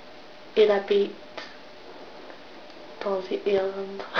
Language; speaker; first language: French; non-native, learner; English